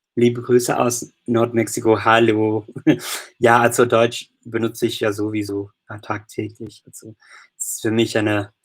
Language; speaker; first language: German; non-native, fluent; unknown